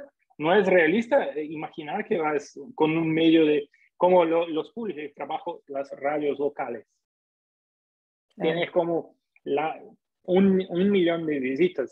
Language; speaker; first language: Spanish; non-native, fluent; Portuguese